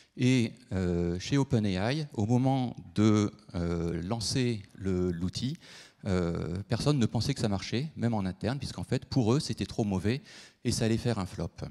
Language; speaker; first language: French; native; French